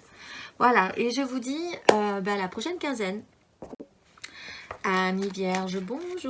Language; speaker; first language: French; native; French